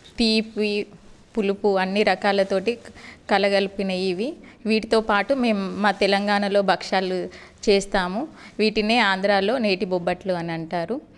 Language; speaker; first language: Telugu; native; Telugu